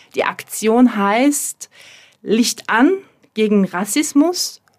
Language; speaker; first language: German; non-native, fluent; Turkish